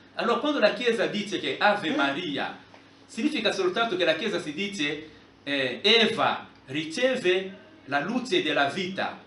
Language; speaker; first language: Italian; non-native, fluent; Lingala